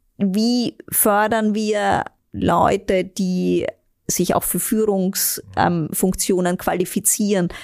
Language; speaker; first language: German; native; German